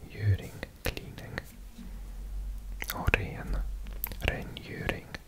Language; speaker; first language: Norwegian; non-native, learner; English